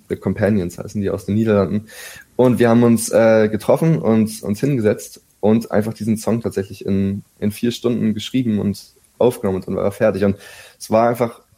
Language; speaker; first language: German; native; German